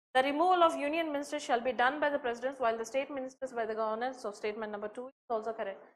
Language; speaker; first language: English; non-native, local second language; Telugu